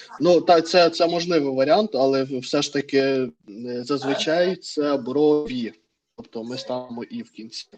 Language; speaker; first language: Ukrainian; non-native, learner; Russian